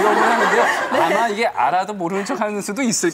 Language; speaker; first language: Korean; native; Korean